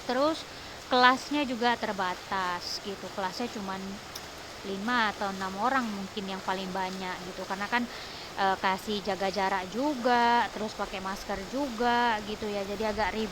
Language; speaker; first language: Indonesian; native; Indonesian